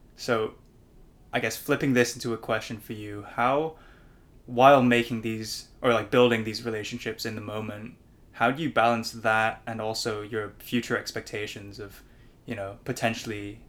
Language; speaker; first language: English; non-native, local second language; Cantonese